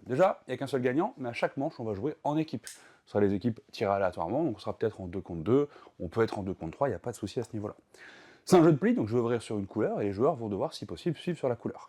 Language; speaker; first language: French; native; French